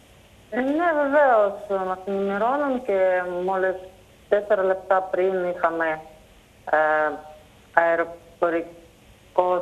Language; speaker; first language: Greek; non-native, fluent; Russian